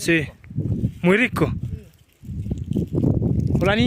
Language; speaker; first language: Spanish; non-native, learner; French